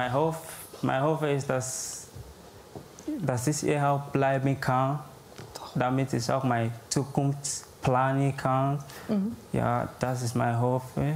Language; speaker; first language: German; non-native, learner; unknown